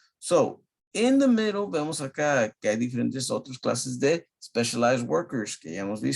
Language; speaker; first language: Spanish; early bilingual, heritage; Spanish